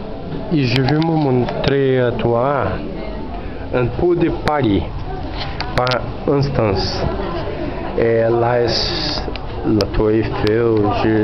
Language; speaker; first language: French; non-native, learner; Portuguese